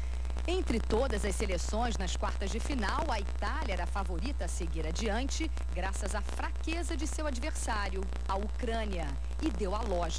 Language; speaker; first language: Portuguese; native; Portuguese